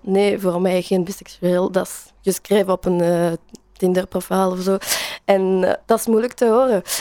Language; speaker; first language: Dutch; non-native, learner; French